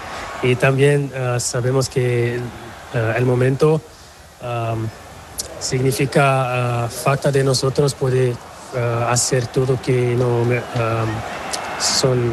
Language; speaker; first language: Spanish; non-native, learner; Portuguese